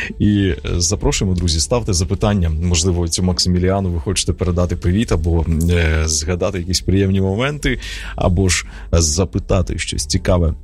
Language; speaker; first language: Ukrainian; native; Ukrainian